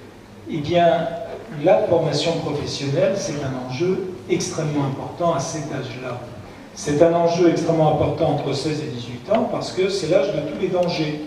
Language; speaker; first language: French; native; French